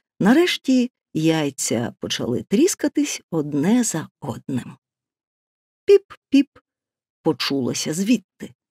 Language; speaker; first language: Ukrainian; native; Ukrainian